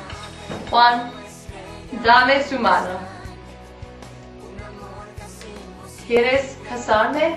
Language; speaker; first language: Spanish; non-native, learner; English